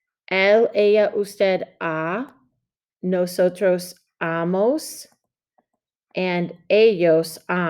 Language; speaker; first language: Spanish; non-native, fluent; English